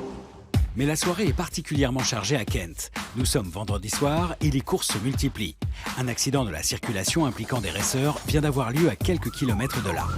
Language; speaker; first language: French; native; French